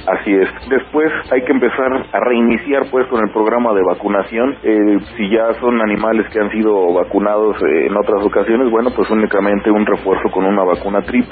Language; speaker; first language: Spanish; native; Spanish